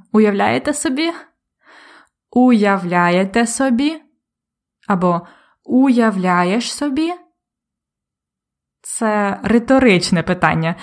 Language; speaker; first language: Ukrainian; native; Ukrainian